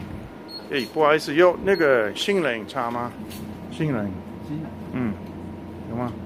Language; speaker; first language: Chinese; non-native, learner; English